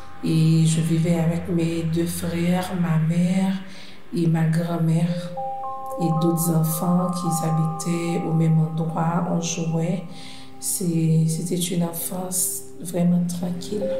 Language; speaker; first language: French; non-native, local second language; Haitian Creole